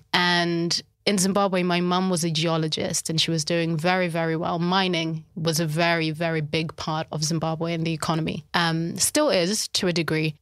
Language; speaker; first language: English; early bilingual, other home language; Shona